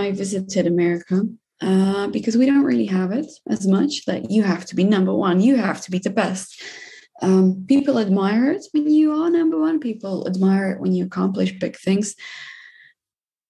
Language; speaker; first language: English; non-native, fluent; Czech